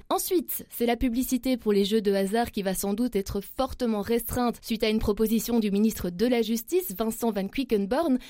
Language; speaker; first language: French; native; French